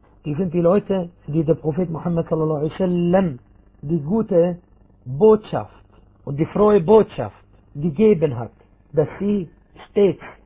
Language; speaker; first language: German; non-native, fluent; Arabic